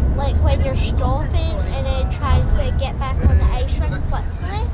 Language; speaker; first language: English; native; English